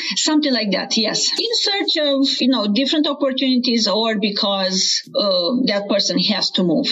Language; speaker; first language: English; non-native, fluent; Romanian